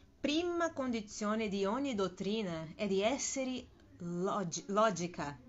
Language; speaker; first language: Italian; non-native, learner; Portuguese